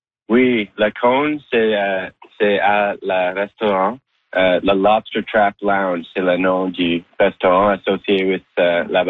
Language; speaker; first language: French; non-native, learner; English